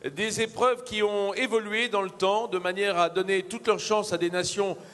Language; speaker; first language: French; native; French